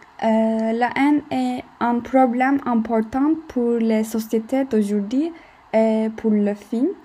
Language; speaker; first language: French; non-native, learner; Turkish